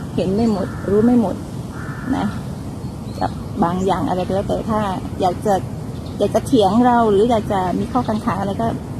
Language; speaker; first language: Thai; non-native, local second language; Northern Khmer